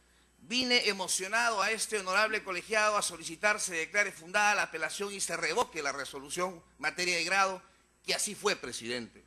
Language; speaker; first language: Spanish; native; Spanish